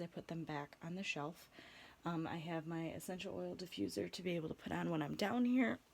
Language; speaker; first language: English; native; English